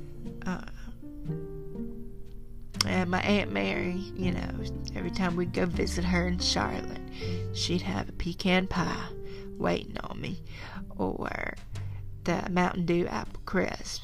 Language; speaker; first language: English; native; English